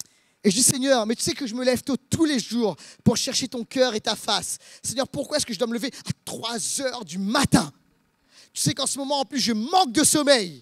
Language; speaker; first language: French; native; French